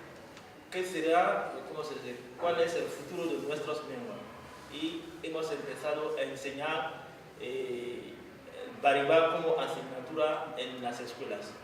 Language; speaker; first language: Spanish; non-native, fluent; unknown